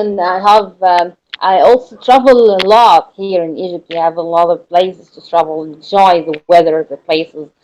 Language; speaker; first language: English; non-native, learner; Arabic